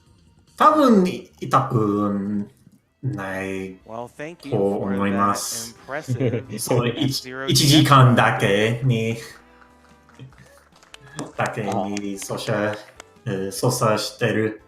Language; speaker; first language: Japanese; non-native, learner; English